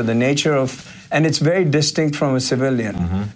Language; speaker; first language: English; non-native, local second language; Hindi